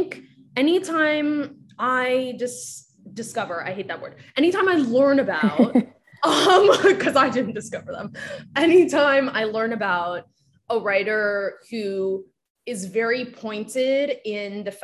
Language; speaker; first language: English; non-native, fluent; Japanese